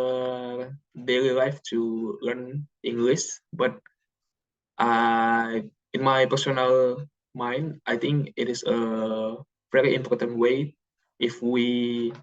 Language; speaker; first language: English; non-native, learner; Indonesian